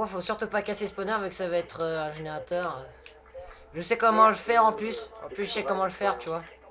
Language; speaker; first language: French; native; French